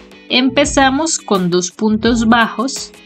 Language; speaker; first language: Spanish; native; Spanish